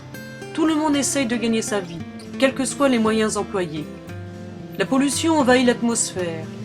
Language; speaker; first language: French; native; French